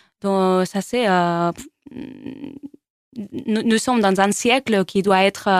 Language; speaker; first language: French; non-native, learner; Spanish